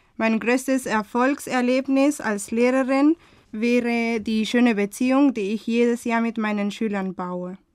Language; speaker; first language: German; non-native, fluent; Spanish